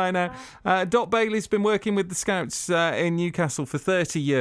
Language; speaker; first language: English; native; English